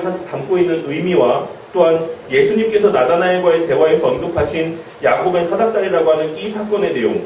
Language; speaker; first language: Korean; native; Korean